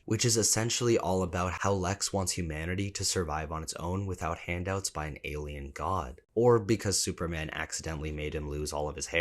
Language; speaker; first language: English; native; English